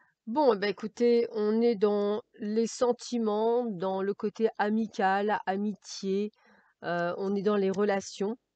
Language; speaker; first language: French; native; French